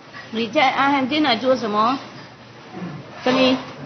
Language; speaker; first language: Chinese; non-native, fluent; Vietnamese